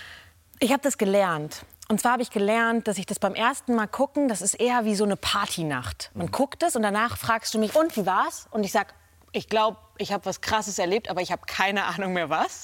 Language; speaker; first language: German; native; German